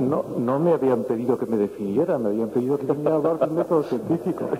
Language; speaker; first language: Spanish; native; Spanish